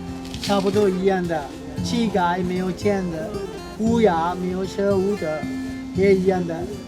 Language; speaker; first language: Chinese; non-native, local second language; Sinhala